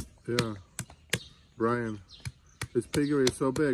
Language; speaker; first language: English; native; English